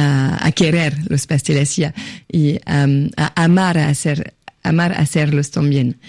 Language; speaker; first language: Spanish; non-native, fluent; French